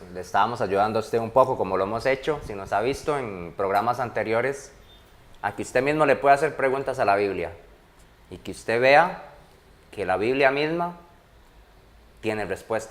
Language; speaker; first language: Spanish; native; Spanish